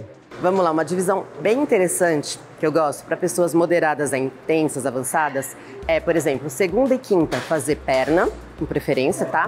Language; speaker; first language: Portuguese; native; Portuguese